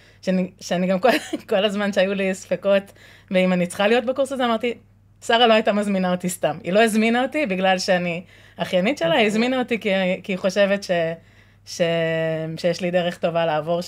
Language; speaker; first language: Hebrew; native; Hebrew